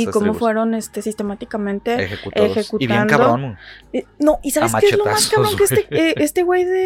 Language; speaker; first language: Spanish; native; Spanish